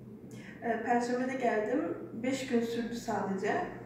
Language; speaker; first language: Turkish; early bilingual, heritage; Turkish